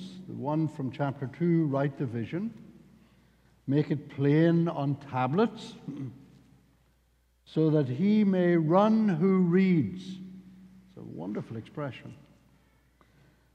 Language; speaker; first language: English; native; English